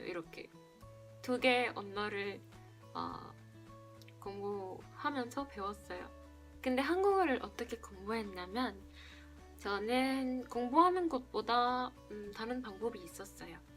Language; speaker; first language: Korean; non-native, fluent; Spanish